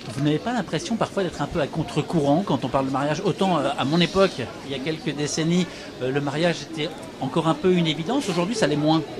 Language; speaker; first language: French; native; French